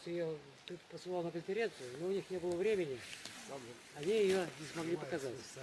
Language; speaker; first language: Russian; native; Russian